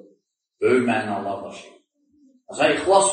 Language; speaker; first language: Turkish; non-native, learner; Azerbaijani